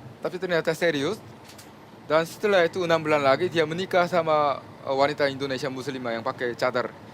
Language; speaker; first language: Indonesian; non-native, fluent; Korean